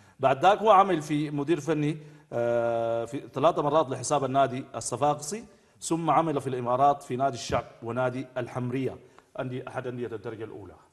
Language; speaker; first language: Arabic; native; Arabic